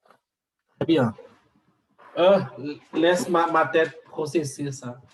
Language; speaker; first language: French; non-native, learner; Portuguese